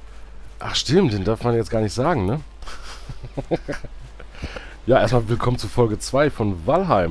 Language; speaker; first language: German; native; German